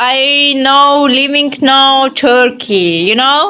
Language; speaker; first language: English; non-native, learner; Tajik